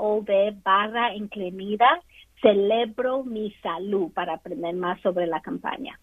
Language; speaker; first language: Spanish; early bilingual, other home language; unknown